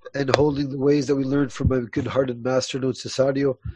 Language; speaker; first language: English; early bilingual, other home language; Spanish